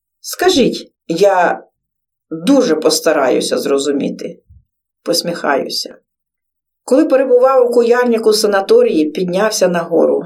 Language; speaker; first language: Ukrainian; native; Ukrainian